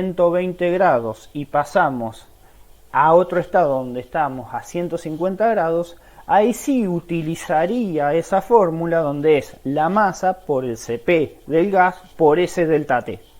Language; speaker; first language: Spanish; native; Spanish